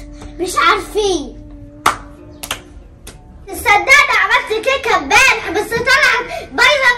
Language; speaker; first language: Arabic; native; Arabic